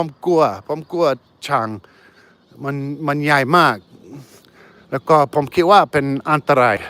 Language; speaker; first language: Thai; non-native, learner; English